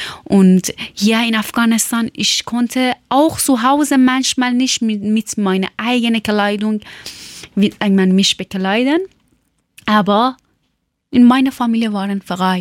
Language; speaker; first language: German; non-native, learner; Persian